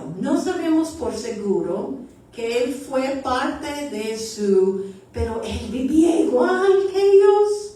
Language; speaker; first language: Spanish; early bilingual, heritage; Spanish